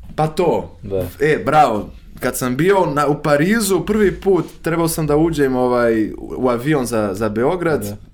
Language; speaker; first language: Serbian; non-native, fluent; Portuguese